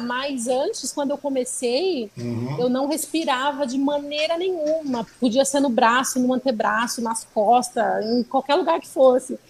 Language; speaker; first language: Portuguese; native; Portuguese